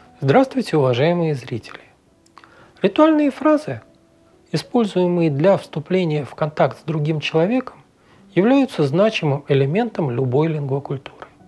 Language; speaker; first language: Russian; native; Russian